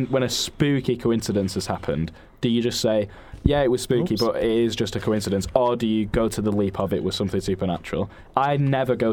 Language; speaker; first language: English; native; English